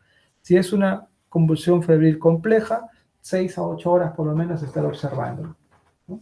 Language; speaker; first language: Spanish; native; Spanish